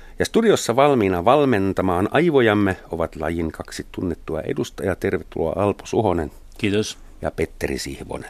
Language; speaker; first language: Finnish; non-native, fluent; German